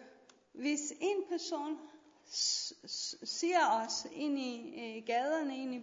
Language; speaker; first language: Danish; non-native, learner; Persian